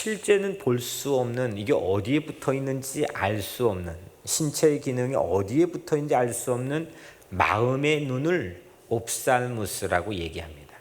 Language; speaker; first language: Korean; native; Korean